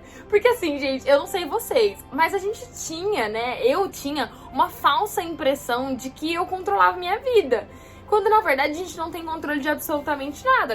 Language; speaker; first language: Portuguese; native; Portuguese